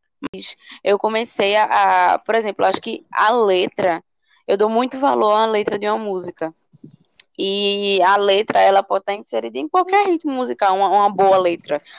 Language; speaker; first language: Portuguese; native; Portuguese